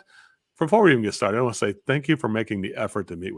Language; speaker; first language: English; native; English